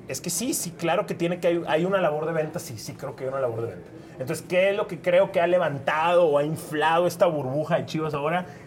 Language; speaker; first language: Spanish; native; Spanish